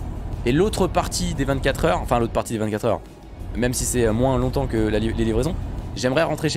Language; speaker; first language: French; native; French